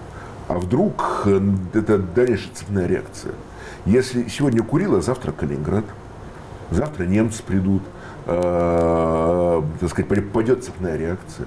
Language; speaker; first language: Russian; native; Russian